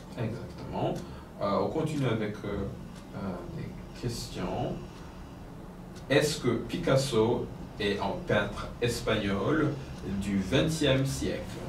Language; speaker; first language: French; non-native, fluent; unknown